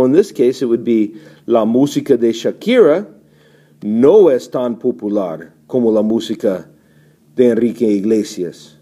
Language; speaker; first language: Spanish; non-native, fluent; English